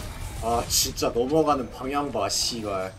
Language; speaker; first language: Korean; native; Korean